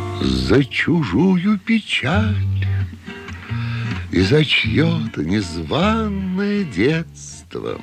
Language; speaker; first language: Russian; native; Russian